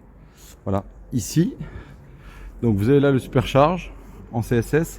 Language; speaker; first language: French; native; French